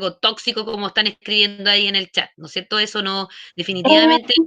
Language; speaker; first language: Spanish; native; Spanish